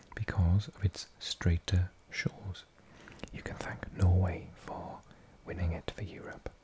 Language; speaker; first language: English; native; English